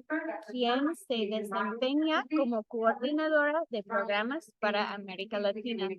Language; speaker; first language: Spanish; non-native, fluent; English